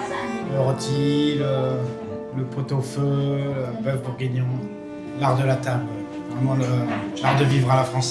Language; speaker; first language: French; native; French